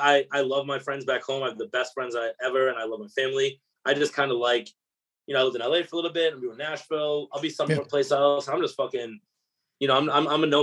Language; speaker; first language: English; native; English